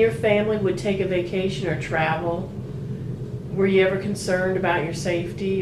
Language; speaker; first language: English; native; English